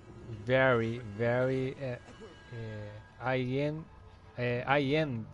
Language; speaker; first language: English; non-native, learner; Portuguese